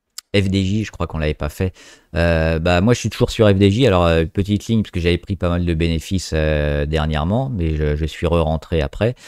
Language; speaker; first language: French; native; French